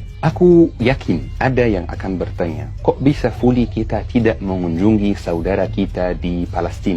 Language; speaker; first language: Indonesian; non-native, fluent; Arabic